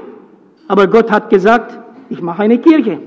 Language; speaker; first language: German; non-native, fluent; Romanian